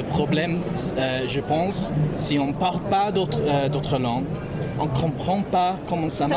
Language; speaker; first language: French; non-native, fluent; English